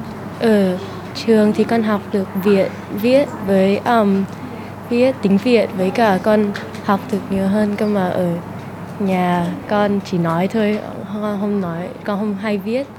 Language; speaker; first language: Vietnamese; early bilingual, heritage; Vietnamese